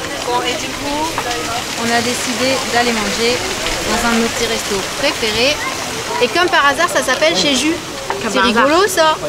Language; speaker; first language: French; native; French